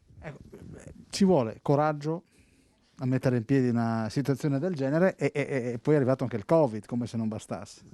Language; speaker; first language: Italian; native; Italian